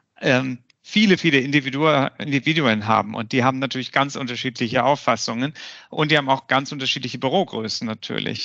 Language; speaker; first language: German; native; German